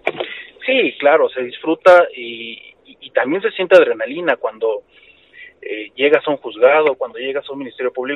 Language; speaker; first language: Spanish; native; Spanish